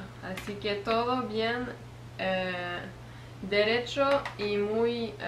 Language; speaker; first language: Spanish; non-native, fluent; French